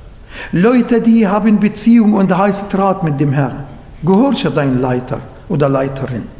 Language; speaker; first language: German; non-native, fluent; Arabic